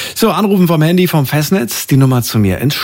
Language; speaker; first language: German; native; German